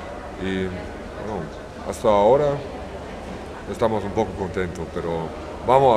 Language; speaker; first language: Spanish; non-native, learner; German